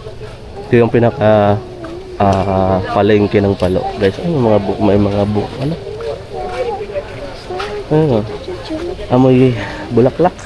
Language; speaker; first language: Filipino; non-native, local second language; Waray